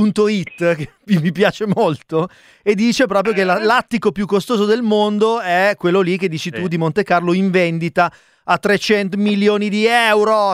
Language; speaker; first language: Italian; native; Italian